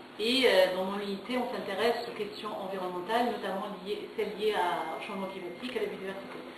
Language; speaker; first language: French; non-native, local second language; Arabic